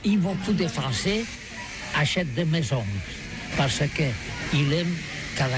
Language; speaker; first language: French; non-native, learner; Catalan